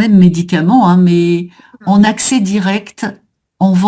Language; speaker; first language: French; native; French